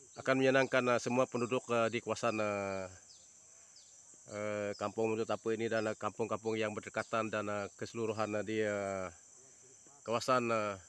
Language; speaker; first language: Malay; non-native, local second language; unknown